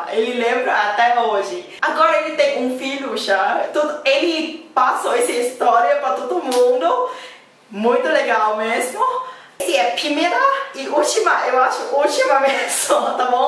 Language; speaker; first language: Portuguese; non-native, learner; Thai